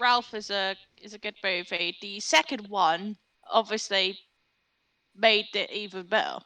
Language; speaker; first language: English; native; English